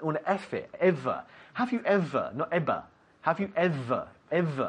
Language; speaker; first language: English; native; English